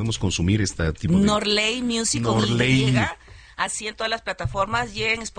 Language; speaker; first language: Spanish; native; Spanish